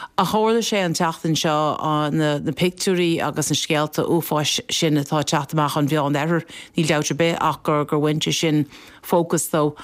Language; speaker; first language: Irish; non-native, local second language; English